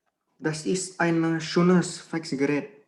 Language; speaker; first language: German; non-native, learner; Indonesian